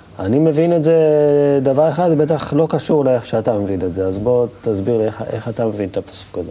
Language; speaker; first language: Hebrew; native; Hebrew